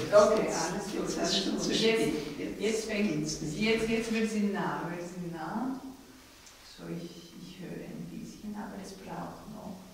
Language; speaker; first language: German; non-native, fluent; Greek